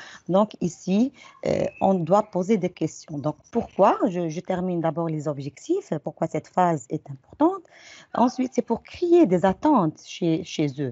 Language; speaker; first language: French; non-native, local second language; Arabic